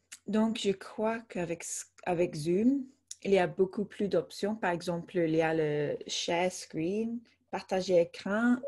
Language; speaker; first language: French; non-native, fluent; English